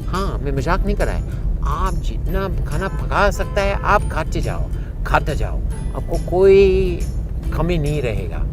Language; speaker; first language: Hindi; non-native, fluent; English